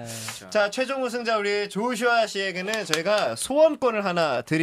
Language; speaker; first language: Korean; native; Korean